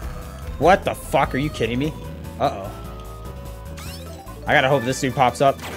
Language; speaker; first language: English; native; English